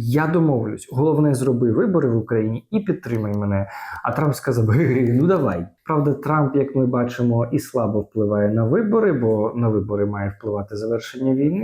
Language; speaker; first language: Ukrainian; native; Ukrainian